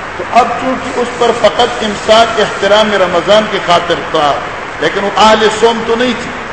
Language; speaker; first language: Urdu; non-native, local second language; Pashto